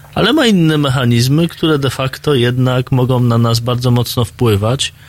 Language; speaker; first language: Polish; native; Polish